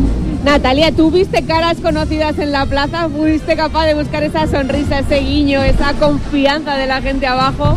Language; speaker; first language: Spanish; native; Spanish